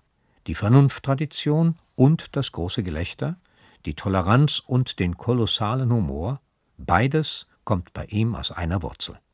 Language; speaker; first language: German; native; German